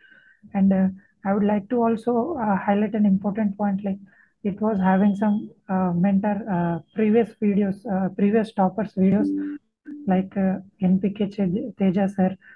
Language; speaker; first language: English; non-native, local second language; Telugu